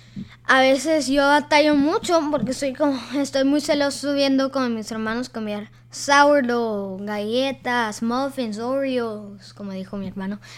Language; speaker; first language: Spanish; early bilingual, heritage; Spanish